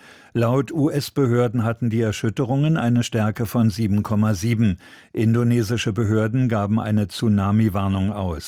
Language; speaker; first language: German; native; German